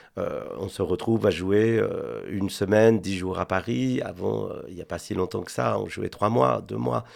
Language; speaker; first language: French; non-native, fluent; Spanish